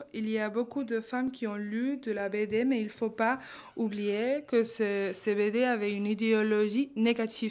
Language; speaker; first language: French; non-native, fluent; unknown